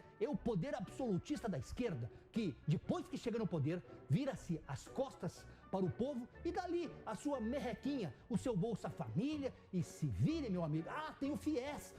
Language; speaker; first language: Portuguese; native; Portuguese